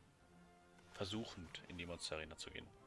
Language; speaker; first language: German; native; German